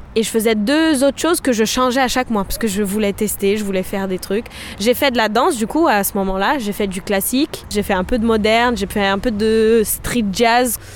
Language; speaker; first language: French; non-native, fluent; Portuguese